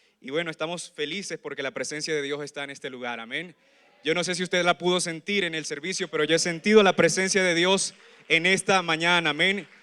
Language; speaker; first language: Spanish; native; Spanish